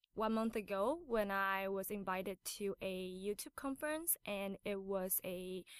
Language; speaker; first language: English; non-native, fluent; Chinese